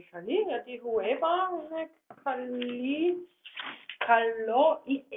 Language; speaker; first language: Greek; non-native, learner; German